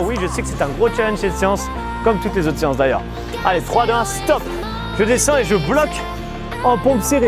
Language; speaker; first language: French; native; French